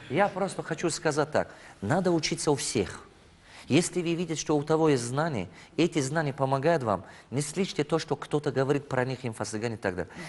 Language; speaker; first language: Russian; non-native, fluent; Tajik